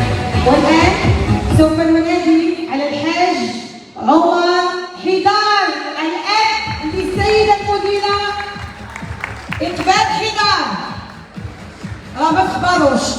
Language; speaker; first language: Arabic; native; Arabic